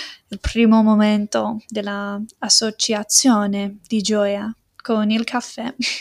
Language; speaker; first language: Italian; non-native, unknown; English